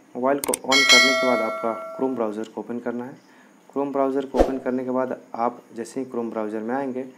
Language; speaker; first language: Hindi; native; Hindi